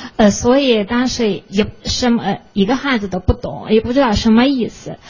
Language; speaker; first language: Chinese; non-native, fluent; Russian